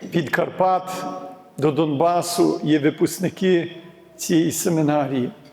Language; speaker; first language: Ukrainian; early bilingual, heritage; Ukrainian